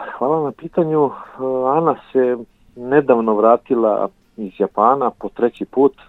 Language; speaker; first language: Serbian; native; Serbian